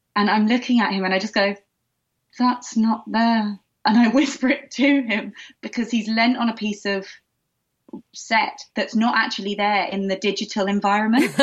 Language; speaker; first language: English; native; English